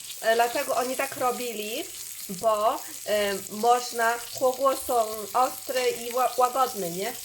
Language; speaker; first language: Polish; non-native, learner; Chinese